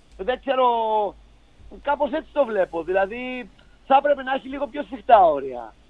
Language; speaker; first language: Greek; native; Greek